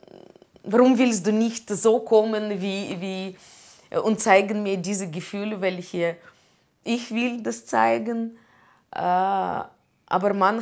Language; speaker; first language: German; non-native, learner; Russian